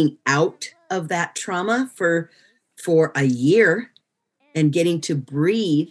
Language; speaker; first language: English; native; English